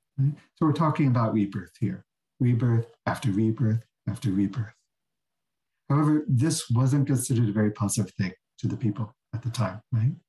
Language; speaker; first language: English; native; English